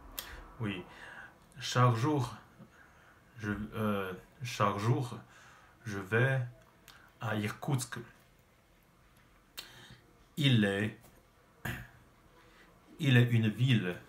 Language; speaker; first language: French; non-native, learner; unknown